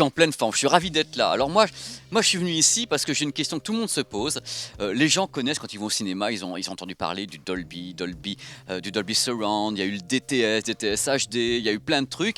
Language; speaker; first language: French; native; French